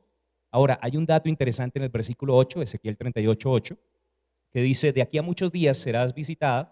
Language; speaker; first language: Spanish; native; Spanish